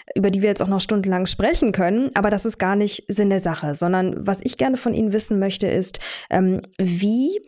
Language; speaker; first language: German; native; German